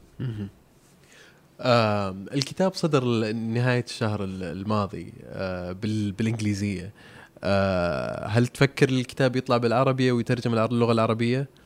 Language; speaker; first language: Arabic; native; Arabic